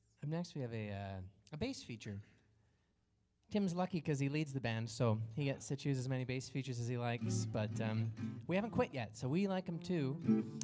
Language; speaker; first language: English; native; English